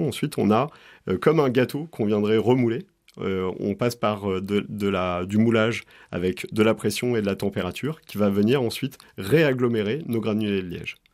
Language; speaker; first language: French; native; French